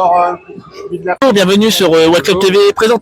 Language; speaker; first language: French; native; French